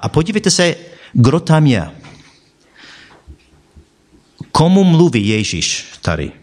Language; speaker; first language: Czech; non-native, fluent; English